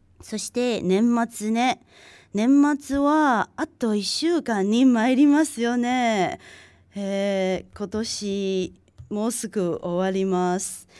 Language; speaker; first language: Japanese; non-native, fluent; Chinese